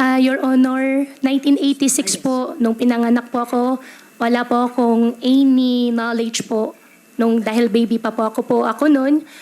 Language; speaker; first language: Filipino; native; Filipino